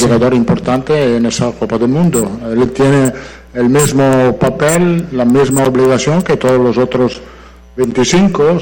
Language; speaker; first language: Portuguese; non-native, fluent; Italian